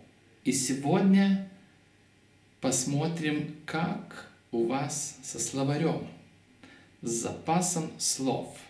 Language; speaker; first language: Russian; non-native, fluent; Lithuanian